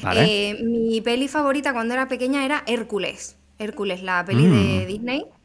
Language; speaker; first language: Spanish; native; Spanish